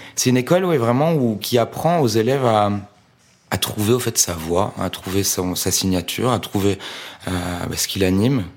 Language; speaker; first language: French; native; French